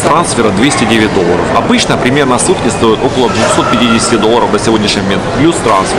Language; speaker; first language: Russian; native; Russian